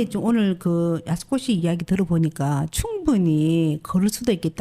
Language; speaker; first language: Korean; native; Korean